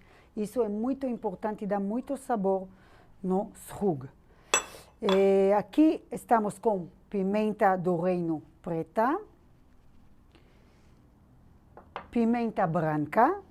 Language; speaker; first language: Portuguese; non-native, fluent; Hebrew